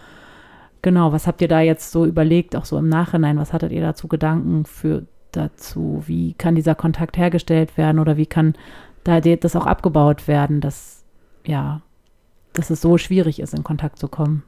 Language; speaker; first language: German; native; German